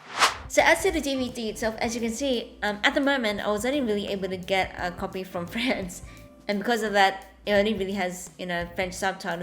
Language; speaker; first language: English; native; English